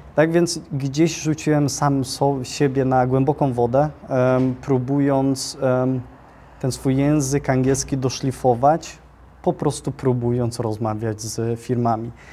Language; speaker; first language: Polish; early bilingual, heritage; Polish